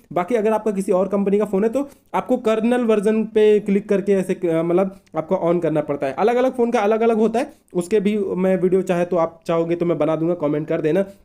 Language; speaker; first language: Hindi; native; Hindi